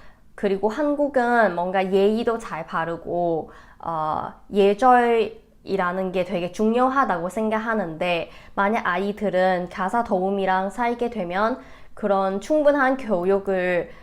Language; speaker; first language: Korean; non-native, fluent; Cantonese